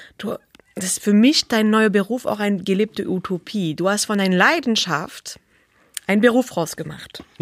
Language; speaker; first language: German; non-native, fluent; French